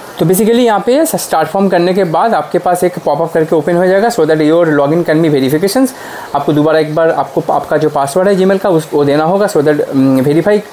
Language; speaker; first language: Hindi; non-native, local second language; Bangla